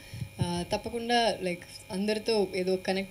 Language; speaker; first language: Telugu; non-native, fluent; Malayalam